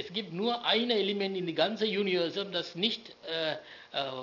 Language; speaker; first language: German; non-native, learner; Sinhala